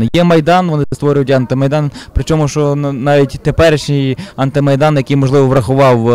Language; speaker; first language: Ukrainian; native; Ukrainian